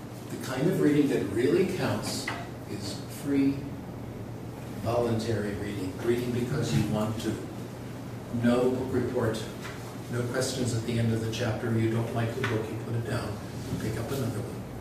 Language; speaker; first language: English; native; English